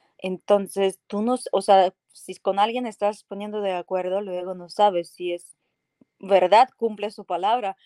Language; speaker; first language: Spanish; non-native, fluent; Ukrainian